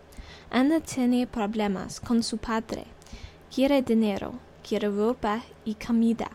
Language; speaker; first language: Spanish; non-native, learner; English